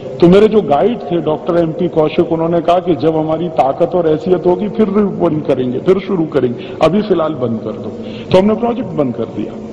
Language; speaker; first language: Hindi; native; Hindi